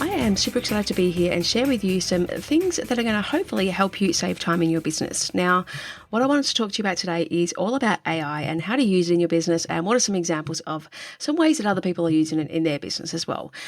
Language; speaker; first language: English; native; English